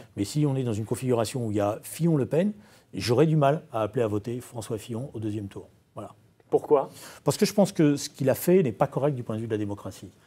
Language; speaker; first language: French; native; French